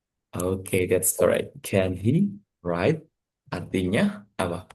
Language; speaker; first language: English; non-native, fluent; Indonesian